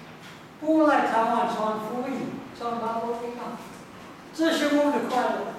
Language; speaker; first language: Chinese; non-native, learner; English